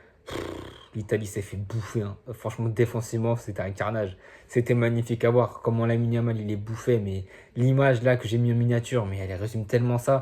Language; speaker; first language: French; native; French